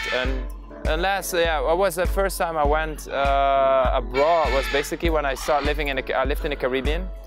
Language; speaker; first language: English; non-native, fluent; Limburgish